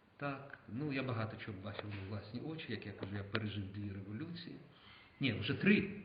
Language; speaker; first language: Ukrainian; native; Ukrainian